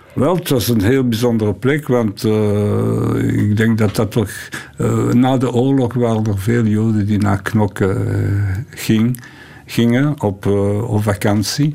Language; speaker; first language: Dutch; non-native, local second language; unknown